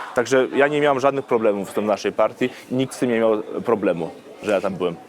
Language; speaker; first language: Polish; early bilingual, heritage; Polish